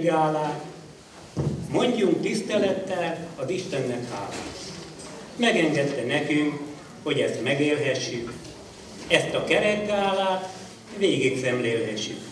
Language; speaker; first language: Hungarian; native; Hungarian